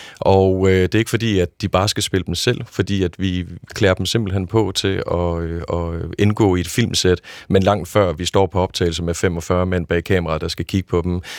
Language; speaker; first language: Danish; native; Danish